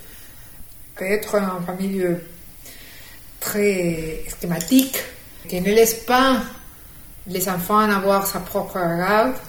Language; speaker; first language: French; non-native, fluent; Spanish